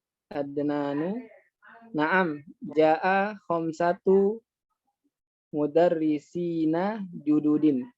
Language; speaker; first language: Arabic; non-native, learner; Indonesian